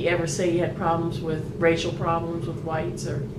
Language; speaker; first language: English; native; English